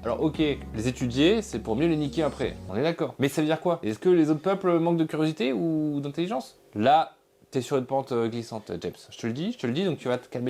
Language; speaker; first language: French; native; French